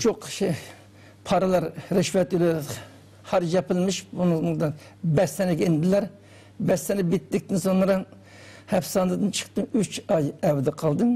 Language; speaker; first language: Turkish; non-native, learner; Uyghur